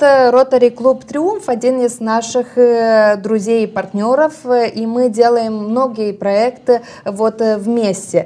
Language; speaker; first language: Russian; non-native, local second language; Romanian